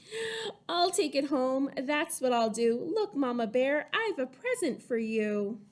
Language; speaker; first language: English; native; English